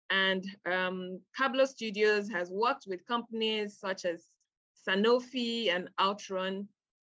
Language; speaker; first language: English; non-native, local second language; Yoruba